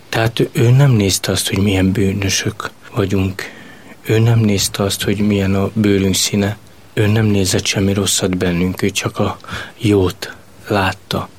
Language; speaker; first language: Hungarian; non-native, local second language; Romany